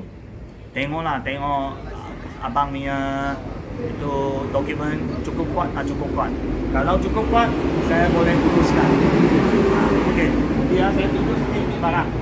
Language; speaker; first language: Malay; non-native, local second language; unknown